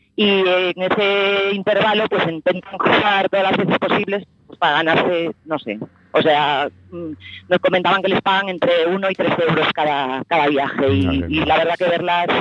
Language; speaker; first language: Spanish; native; Spanish